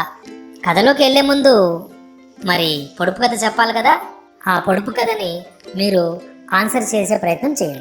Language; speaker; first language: Telugu; native; Telugu